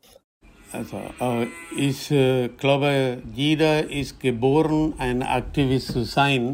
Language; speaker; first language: German; non-native, fluent; Tamil